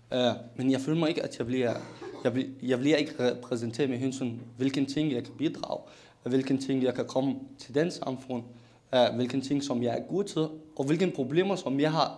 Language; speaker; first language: Danish; non-native, local second language; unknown